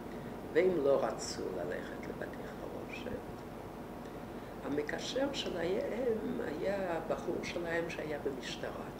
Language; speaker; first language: Hebrew; non-native, fluent; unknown